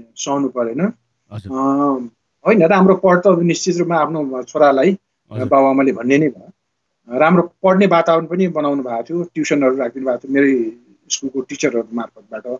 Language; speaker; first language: Nepali; native; Nepali